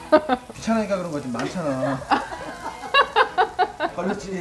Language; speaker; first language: Korean; native; Korean